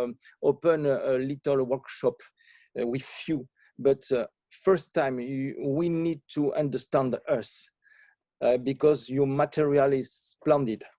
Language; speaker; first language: English; non-native, learner; French